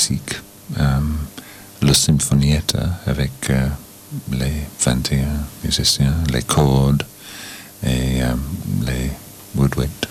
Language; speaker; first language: French; non-native, learner; English